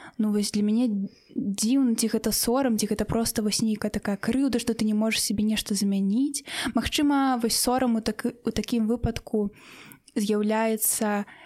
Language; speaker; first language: Belarusian; non-native, local second language; Russian